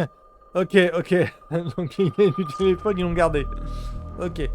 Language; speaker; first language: French; native; French